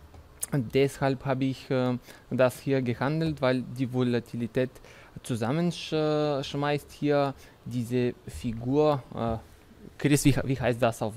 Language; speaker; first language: German; non-native, fluent; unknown